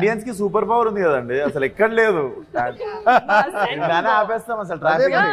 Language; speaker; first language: Telugu; native; Telugu